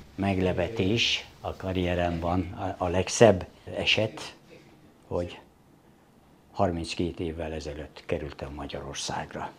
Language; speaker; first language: Hungarian; non-native, fluent; Turkish